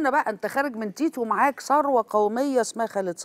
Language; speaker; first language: Arabic; native; Arabic